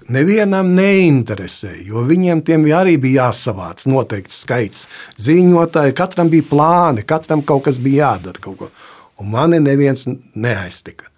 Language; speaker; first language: Latvian; native; Latvian